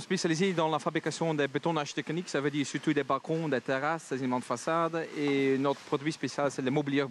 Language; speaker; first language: French; non-native, local second language; Dutch